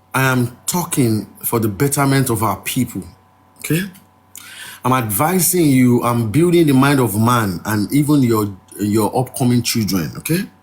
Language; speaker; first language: English; non-native, local second language; Yoruba